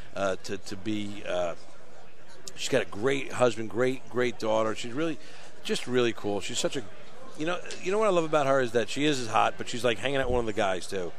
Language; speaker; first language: English; native; English